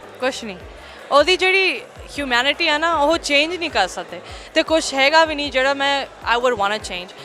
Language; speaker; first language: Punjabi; early bilingual, heritage; English